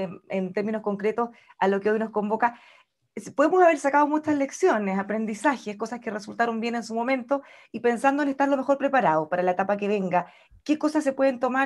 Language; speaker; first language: Spanish; native; Spanish